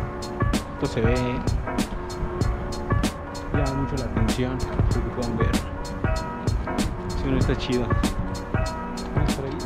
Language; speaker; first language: Spanish; native; Spanish